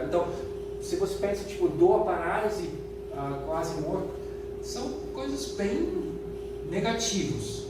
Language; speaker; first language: Portuguese; non-native, fluent; German